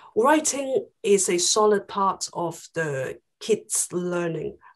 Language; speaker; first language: English; non-native, local second language; Cantonese